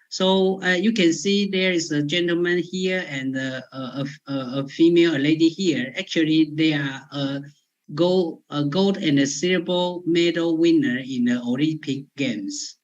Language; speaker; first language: English; non-native, fluent; Chinese